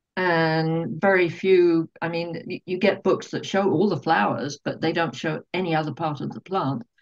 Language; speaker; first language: English; native; English